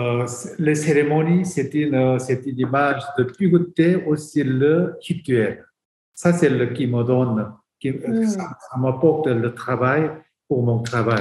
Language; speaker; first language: French; non-native, fluent; Korean